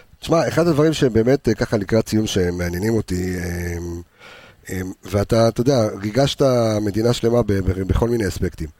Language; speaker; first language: Hebrew; native; Hebrew